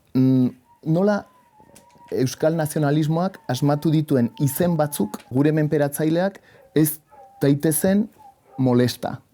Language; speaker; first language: Basque; non-native, local second language; Spanish